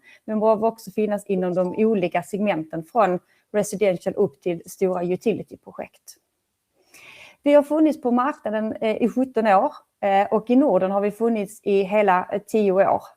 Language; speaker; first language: Swedish; native; Swedish